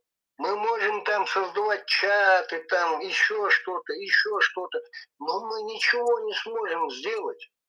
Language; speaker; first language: Russian; non-native, local second language; Chechen